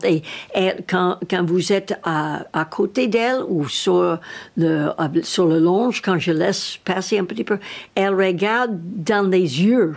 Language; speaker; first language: French; non-native, learner; English